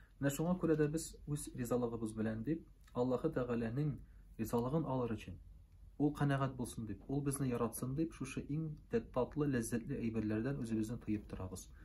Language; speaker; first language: Tatar; native; Tatar